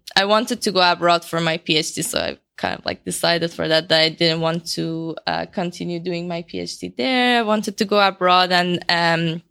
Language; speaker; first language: English; non-native, fluent; Persian